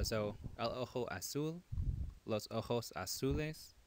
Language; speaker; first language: Spanish; non-native, fluent; English